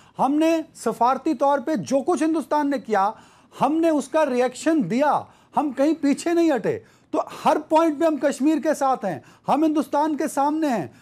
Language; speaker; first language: Urdu; native; Urdu